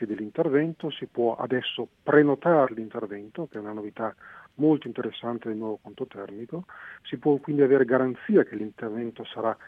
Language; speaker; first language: Italian; native; Italian